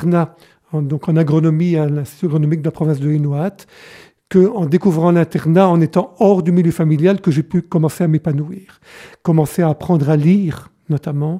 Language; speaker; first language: French; native; French